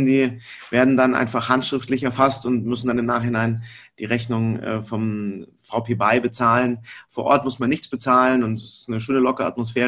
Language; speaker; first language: German; native; German